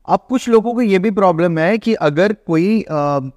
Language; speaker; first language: Hindi; native; Hindi